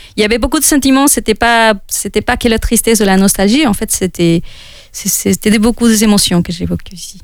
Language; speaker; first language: French; non-native, fluent; Spanish